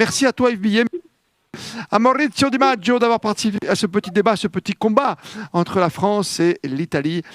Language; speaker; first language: French; native; French